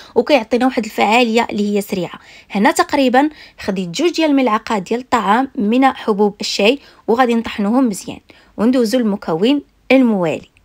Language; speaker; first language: Arabic; native; Arabic